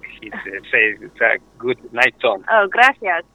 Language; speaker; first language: English; non-native, learner; Spanish